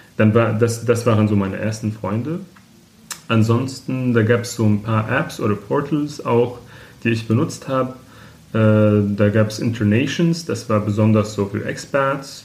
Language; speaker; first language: German; non-native, fluent; Arabic